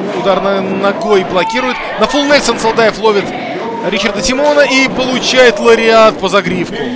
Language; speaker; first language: Russian; native; Russian